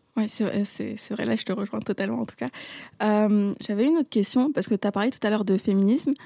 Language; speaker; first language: French; non-native, local second language; Arabic